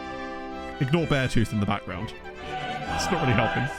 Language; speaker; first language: English; native; English